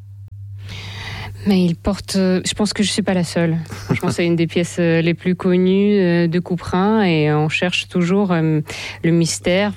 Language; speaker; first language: French; non-native, fluent; Russian